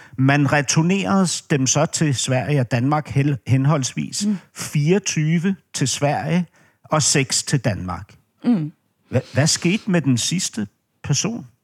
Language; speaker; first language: Danish; native; Danish